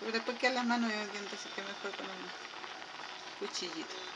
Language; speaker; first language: Spanish; native; Spanish